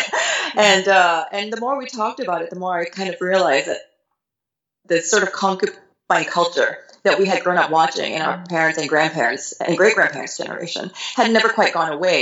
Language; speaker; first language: English; native; English